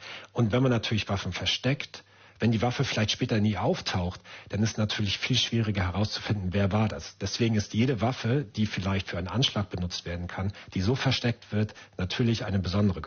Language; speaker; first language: German; native; German